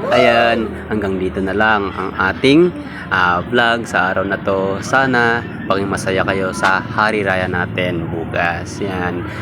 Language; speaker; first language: Filipino; non-native, local second language; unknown